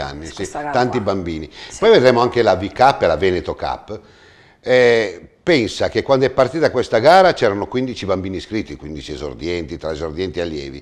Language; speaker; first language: Italian; native; Italian